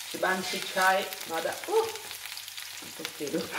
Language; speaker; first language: Japanese; non-native, fluent; Italian